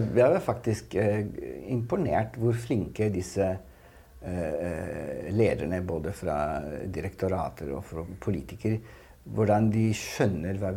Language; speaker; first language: Norwegian; non-native, fluent; Italian